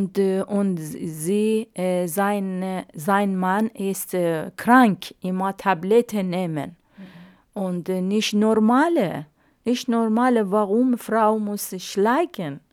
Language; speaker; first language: German; non-native, learner; Arabic